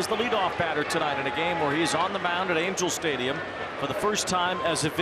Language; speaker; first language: English; native; English